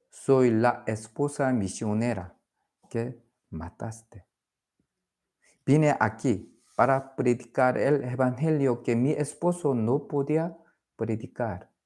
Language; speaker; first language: Spanish; non-native, learner; Korean